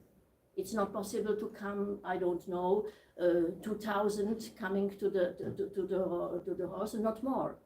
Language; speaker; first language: English; non-native, learner; Czech